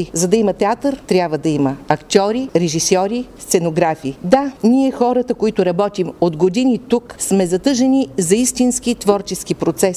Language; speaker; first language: Bulgarian; native; Bulgarian